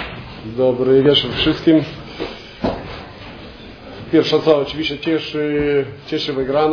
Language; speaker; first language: Polish; non-native, learner; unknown